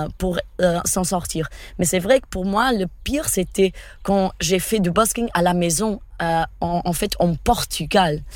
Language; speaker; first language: French; non-native, fluent; Portuguese